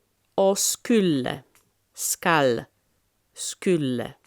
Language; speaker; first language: Norwegian; non-native, fluent; French